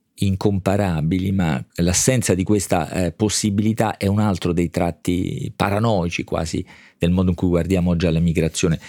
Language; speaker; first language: Italian; native; Italian